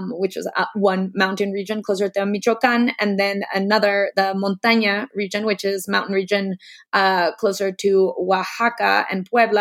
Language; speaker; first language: English; native; English